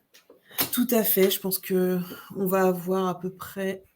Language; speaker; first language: French; native; French